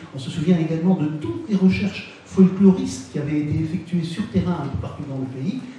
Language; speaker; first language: French; non-native, local second language; Arabic